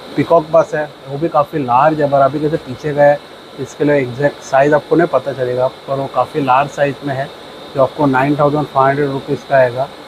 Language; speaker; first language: Hindi; non-native, local second language; Marathi